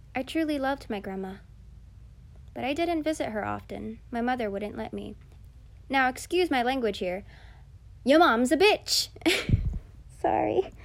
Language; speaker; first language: English; early bilingual, other home language; Filipino